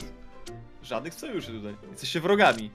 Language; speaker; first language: Polish; native; Polish